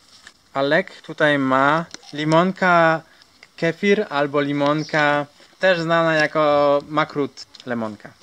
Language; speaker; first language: Polish; early bilingual, heritage; Polish